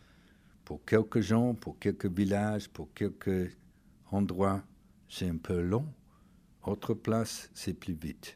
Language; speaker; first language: French; non-native, fluent; English